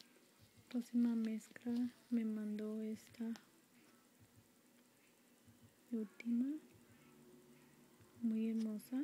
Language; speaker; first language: Spanish; early bilingual, heritage; Spanish